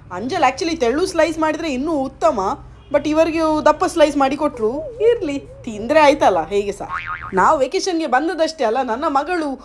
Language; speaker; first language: Kannada; non-native, local second language; Tulu